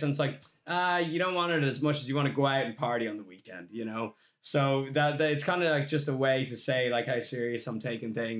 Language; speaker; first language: English; native; English